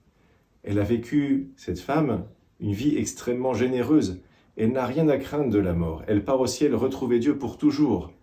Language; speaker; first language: French; native; French